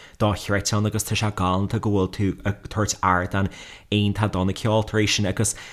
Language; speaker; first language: Irish; native; Irish